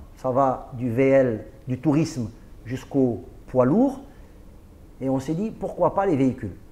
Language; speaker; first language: French; non-native, local second language; Arabic